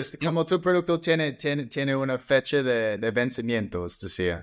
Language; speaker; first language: Spanish; non-native, fluent; English